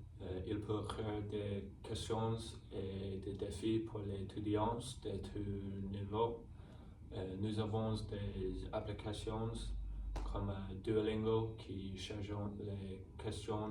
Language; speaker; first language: French; non-native, learner; English